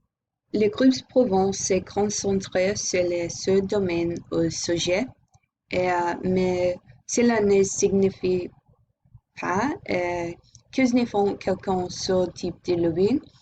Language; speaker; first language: French; non-native, learner; English